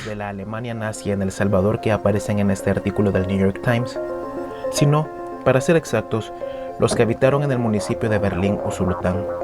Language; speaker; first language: Spanish; native; Spanish